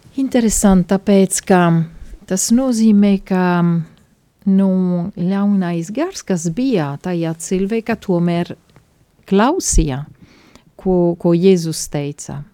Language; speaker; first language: Latvian; non-native, fluent; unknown